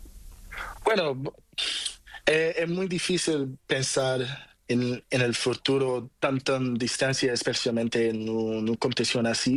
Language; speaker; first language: Spanish; non-native, learner; Portuguese